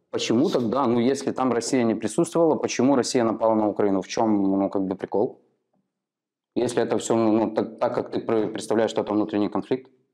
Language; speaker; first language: Russian; non-native, local second language; Ukrainian